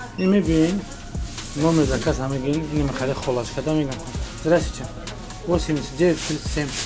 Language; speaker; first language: Russian; non-native, fluent; Tajik